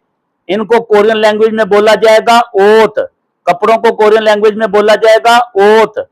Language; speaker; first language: Hindi; non-native, local second language; Punjabi